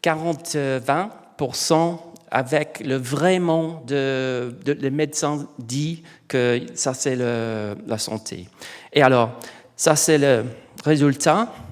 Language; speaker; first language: French; non-native, learner; English